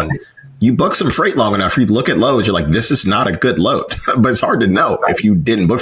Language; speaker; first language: English; native; English